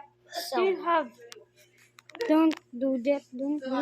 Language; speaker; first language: English; non-native, local second language; Filipino